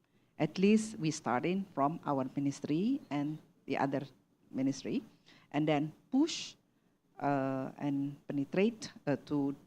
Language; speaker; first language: English; non-native, learner; Indonesian